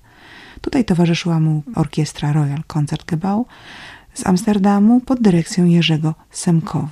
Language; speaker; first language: Polish; native; Polish